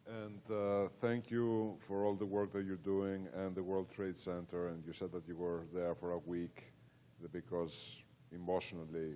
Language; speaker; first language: English; non-native, fluent; Greek